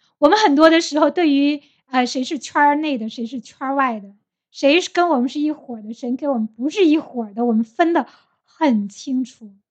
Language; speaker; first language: Chinese; native; Chinese